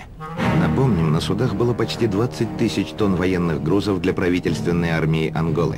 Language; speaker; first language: Russian; native; Russian